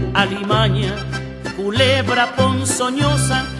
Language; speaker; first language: Galician; native; Galician